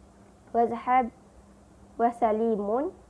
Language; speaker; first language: Arabic; non-native, learner; Malay